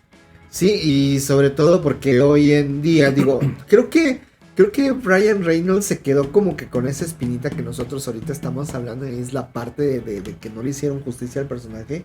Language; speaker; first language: Spanish; native; Spanish